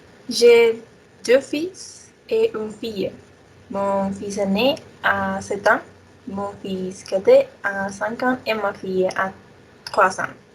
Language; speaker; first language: French; non-native, learner; Spanish